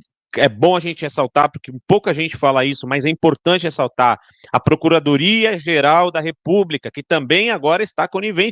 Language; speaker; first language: Portuguese; native; Portuguese